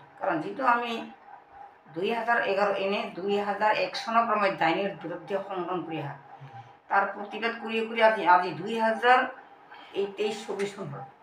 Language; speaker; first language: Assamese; non-native, local second language; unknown